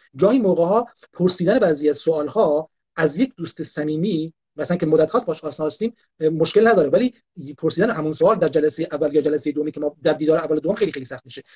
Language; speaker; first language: Persian; non-native, local second language; Kurdish